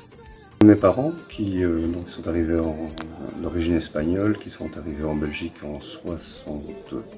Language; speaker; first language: French; early bilingual, other home language; Spanish